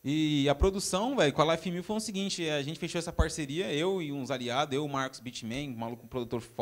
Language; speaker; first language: Portuguese; native; Portuguese